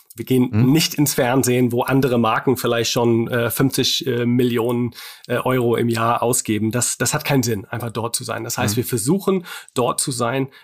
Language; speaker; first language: German; non-native, fluent; English